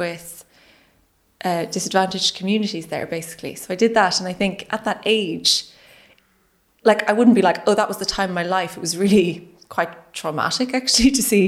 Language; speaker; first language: English; native; English